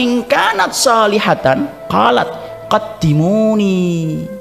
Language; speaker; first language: Indonesian; native; Indonesian